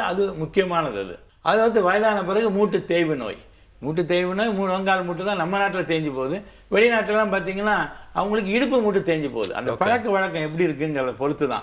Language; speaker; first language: Tamil; native; Tamil